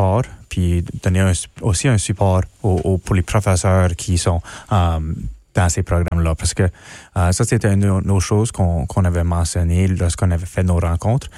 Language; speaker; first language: French; non-native, local second language; English